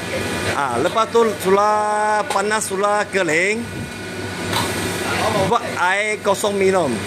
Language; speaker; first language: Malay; non-native, local second language; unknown